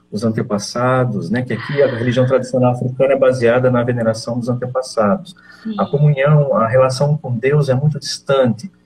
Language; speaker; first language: Portuguese; native; Portuguese